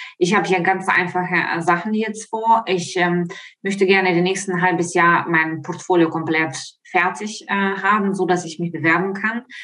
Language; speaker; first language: German; non-native, fluent; Ukrainian